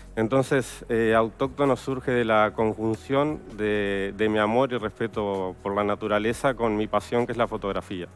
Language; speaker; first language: Spanish; native; Spanish